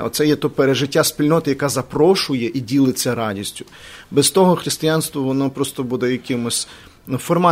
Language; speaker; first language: Ukrainian; native; Ukrainian